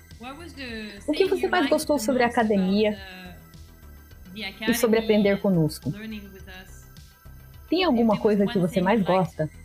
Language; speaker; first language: Portuguese; non-native, learner; English